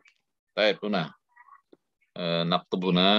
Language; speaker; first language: Arabic; non-native, fluent; Indonesian